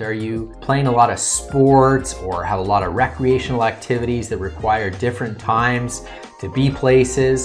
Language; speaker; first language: English; native; English